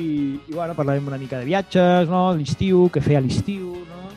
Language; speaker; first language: Catalan; native; Catalan